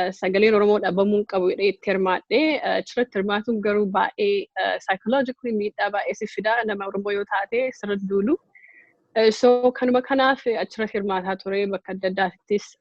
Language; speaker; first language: Oromo; early bilingual, heritage; Oromo